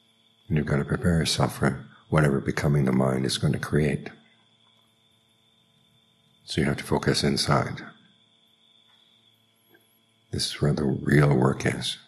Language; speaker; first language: English; native; English